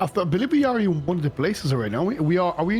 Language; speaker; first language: English; native; English